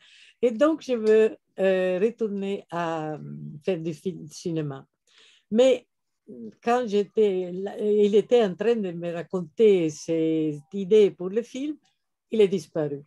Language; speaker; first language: French; non-native, fluent; Italian